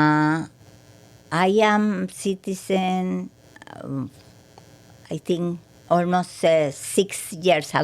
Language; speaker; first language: English; non-native, learner; Spanish